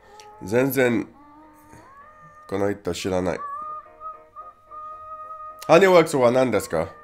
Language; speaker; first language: Japanese; non-native, learner; English